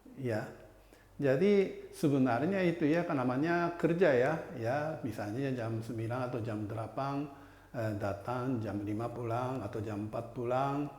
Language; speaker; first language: Indonesian; non-native, fluent; Japanese